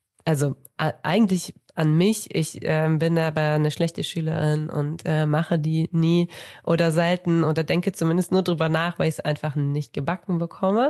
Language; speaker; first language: German; native; German